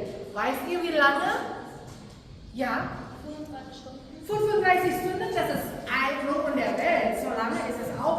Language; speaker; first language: German; non-native, fluent; Indonesian